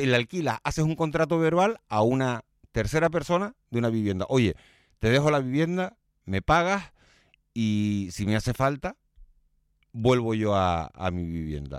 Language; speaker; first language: Spanish; native; Spanish